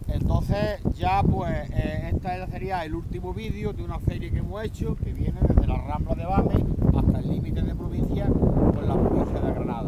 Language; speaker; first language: Spanish; native; Spanish